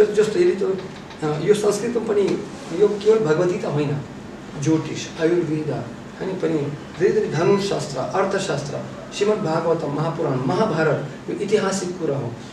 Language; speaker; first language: Nepali; non-native, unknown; Russian